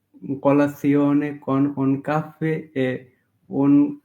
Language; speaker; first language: Italian; non-native, learner; Bangla